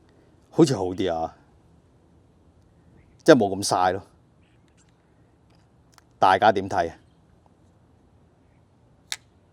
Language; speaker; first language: Cantonese; native; Cantonese